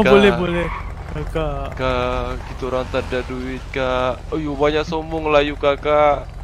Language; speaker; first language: Malay; native; Malay